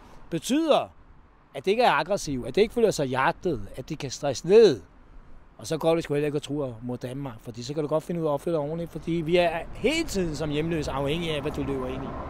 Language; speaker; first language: Danish; non-native, fluent; Hungarian